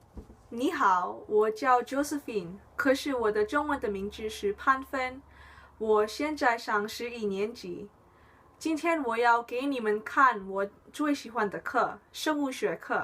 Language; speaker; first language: Chinese; non-native, learner; English